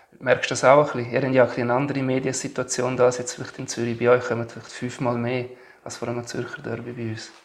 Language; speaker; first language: German; native; German